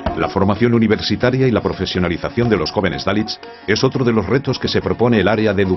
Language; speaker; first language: Spanish; native; Spanish